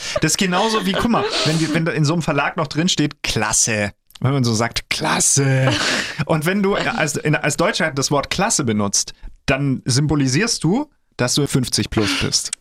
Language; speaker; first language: German; native; German